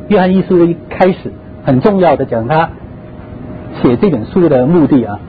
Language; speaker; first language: Chinese; non-native, local second language; Cantonese